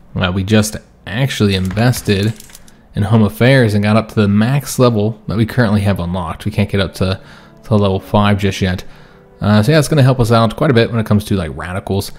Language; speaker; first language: English; native; English